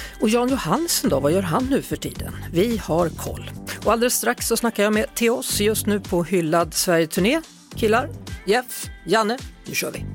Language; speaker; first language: Swedish; native; Swedish